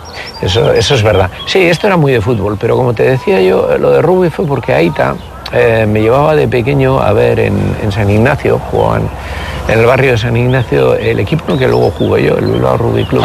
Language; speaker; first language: Spanish; native; Spanish